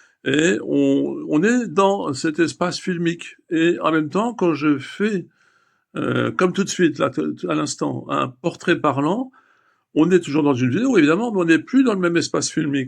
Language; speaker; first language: French; native; French